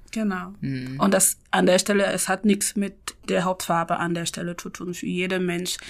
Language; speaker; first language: German; non-native, fluent; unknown